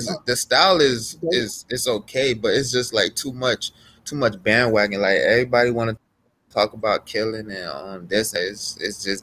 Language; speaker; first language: English; native; English